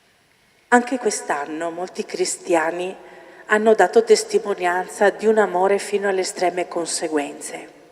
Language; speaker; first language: Italian; native; Italian